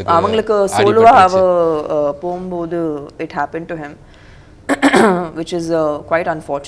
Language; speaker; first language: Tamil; non-native, local second language; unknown